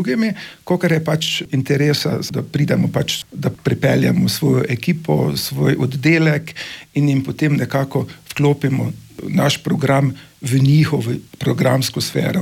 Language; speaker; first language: Slovenian; native; Slovenian